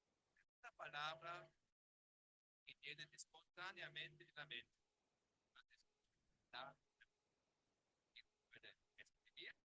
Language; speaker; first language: Spanish; non-native, learner; German